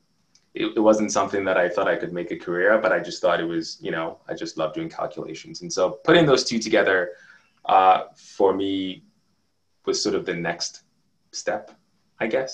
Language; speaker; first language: English; non-native, local second language; Yoruba